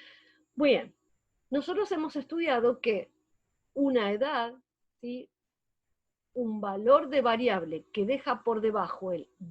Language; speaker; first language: Spanish; native; Spanish